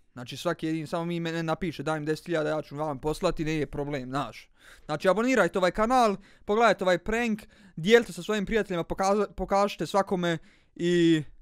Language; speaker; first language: Bosnian; early bilingual, heritage; Bosnian